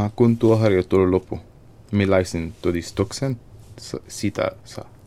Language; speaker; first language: Finnish; non-native, fluent; Arabic